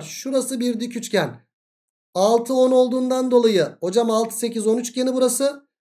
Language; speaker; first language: Turkish; native; Turkish